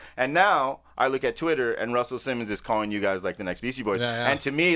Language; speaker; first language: English; native; English